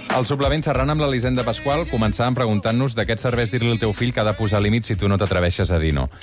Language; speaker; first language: Catalan; native; Catalan